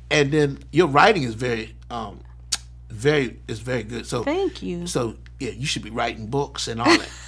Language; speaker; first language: English; native; English